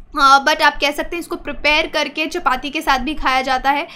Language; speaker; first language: Hindi; native; Hindi